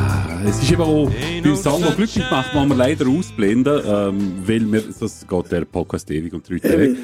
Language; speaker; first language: German; native; German